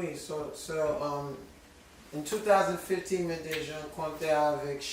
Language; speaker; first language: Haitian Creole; early bilingual, heritage; English